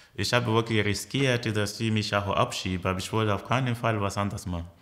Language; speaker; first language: German; early bilingual, other home language; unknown